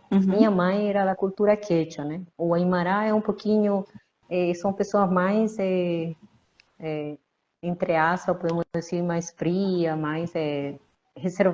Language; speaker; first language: Portuguese; non-native, fluent; Spanish